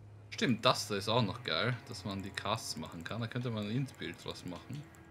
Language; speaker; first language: German; native; German